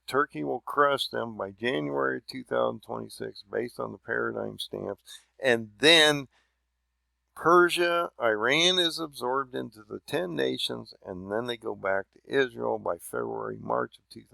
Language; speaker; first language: English; native; English